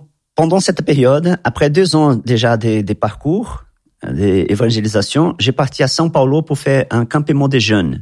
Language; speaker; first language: French; non-native, fluent; Portuguese